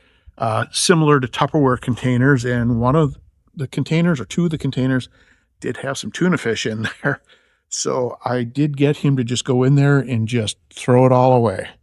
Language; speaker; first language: English; native; English